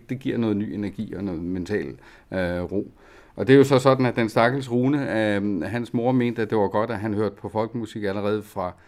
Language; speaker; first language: Danish; native; Danish